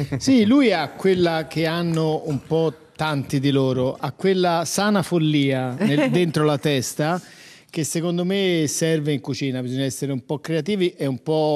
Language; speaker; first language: Italian; native; Italian